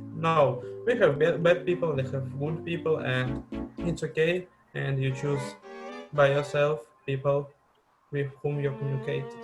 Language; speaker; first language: English; non-native, fluent; Russian